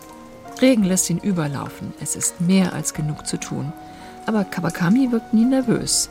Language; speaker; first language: German; native; German